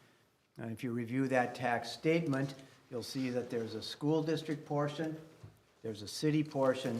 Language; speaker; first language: English; native; English